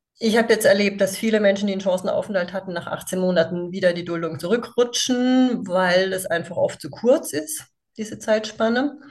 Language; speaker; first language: German; native; German